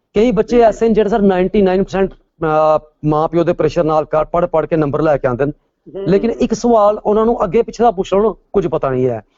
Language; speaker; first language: Punjabi; non-native, local second language; Pahari-Potwari